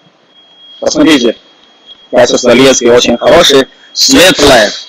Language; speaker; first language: Russian; non-native, fluent; Chinese